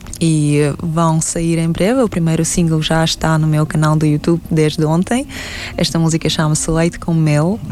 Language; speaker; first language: Portuguese; non-native, fluent; Russian